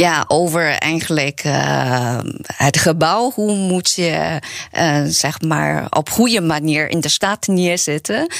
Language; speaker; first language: Dutch; non-native, learner; Chinese